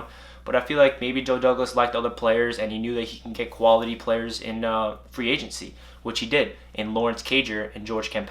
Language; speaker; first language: English; native; English